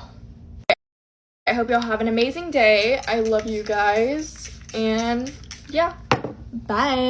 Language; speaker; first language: English; native; English